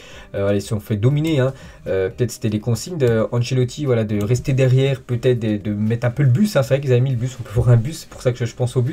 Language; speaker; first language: French; native; French